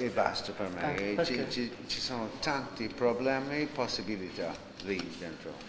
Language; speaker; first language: Italian; non-native, learner; English